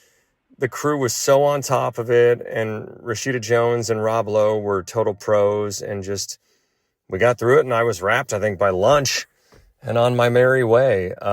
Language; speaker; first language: English; native; English